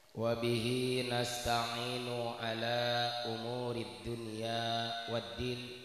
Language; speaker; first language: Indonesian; native; Indonesian